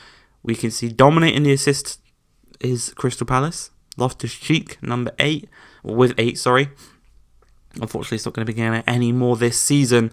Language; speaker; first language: English; native; English